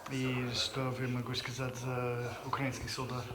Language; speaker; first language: Russian; non-native, learner; English